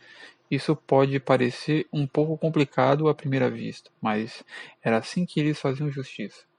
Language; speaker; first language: Portuguese; native; Portuguese